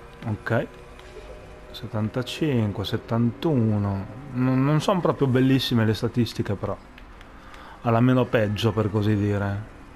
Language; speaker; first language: Italian; native; Italian